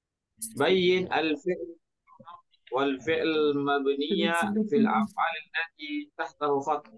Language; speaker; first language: Arabic; non-native, fluent; Indonesian